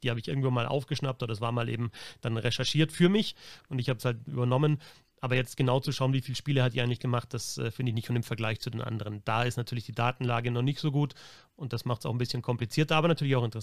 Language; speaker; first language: German; native; German